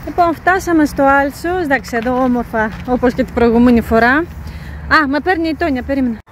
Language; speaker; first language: Greek; native; Greek